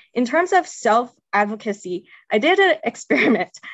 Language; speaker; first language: English; native; English